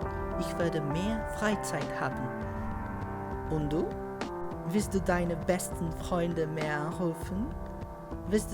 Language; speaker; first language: German; non-native, learner; Spanish